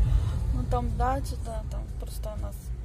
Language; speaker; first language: Russian; native; Russian